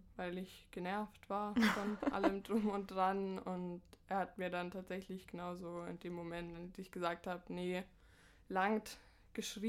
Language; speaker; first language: German; native; German